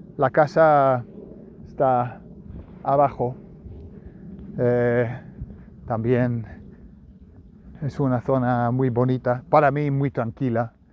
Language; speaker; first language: Spanish; non-native, fluent; English